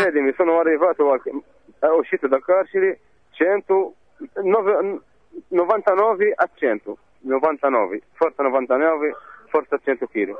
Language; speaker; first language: Italian; non-native, fluent; Arabic